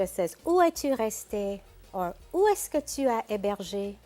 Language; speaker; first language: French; non-native, fluent; English